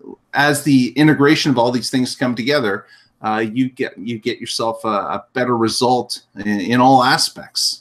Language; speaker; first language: English; native; English